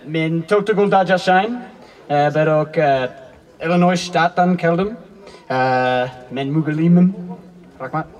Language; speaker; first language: Kyrgyz; non-native, learner; English